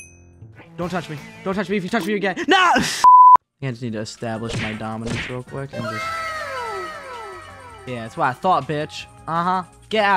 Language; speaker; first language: English; native; English